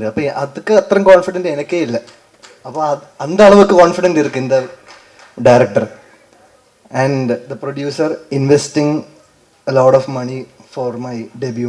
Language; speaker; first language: Tamil; non-native, learner; Malayalam